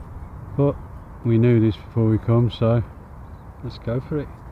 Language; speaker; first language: English; native; English